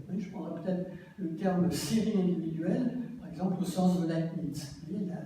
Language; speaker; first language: French; native; French